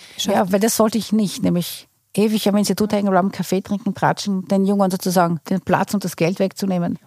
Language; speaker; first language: German; non-native, fluent; Portuguese